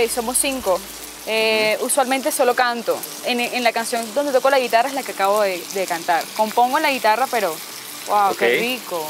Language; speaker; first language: Spanish; native; Spanish